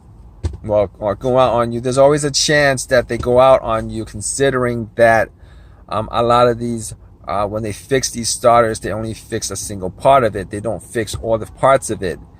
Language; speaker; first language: English; native; English